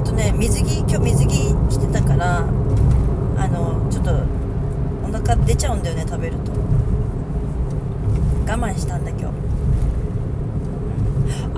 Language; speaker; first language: Japanese; native; Japanese